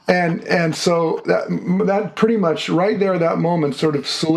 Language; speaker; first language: English; native; English